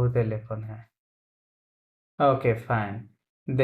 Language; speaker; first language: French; non-native, fluent; Bangla